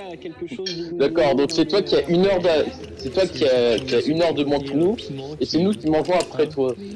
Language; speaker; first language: French; native; French